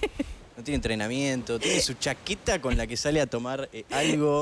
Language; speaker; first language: Spanish; native; Spanish